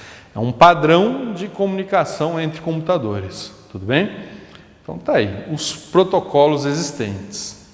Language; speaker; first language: Portuguese; native; Portuguese